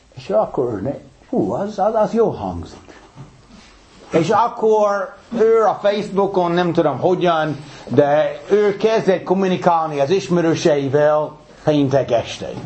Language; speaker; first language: Hungarian; non-native, fluent; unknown